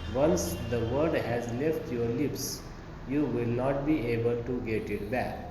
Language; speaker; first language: English; non-native, local second language; Marathi